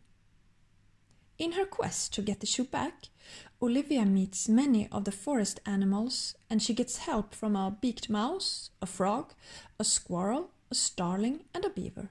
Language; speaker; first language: English; non-native, fluent; Swedish